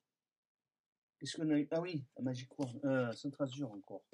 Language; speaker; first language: French; native; French